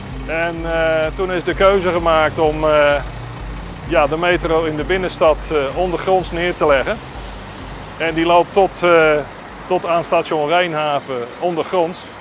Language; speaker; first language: Dutch; native; Dutch